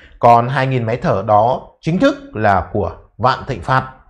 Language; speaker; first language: Vietnamese; native; Vietnamese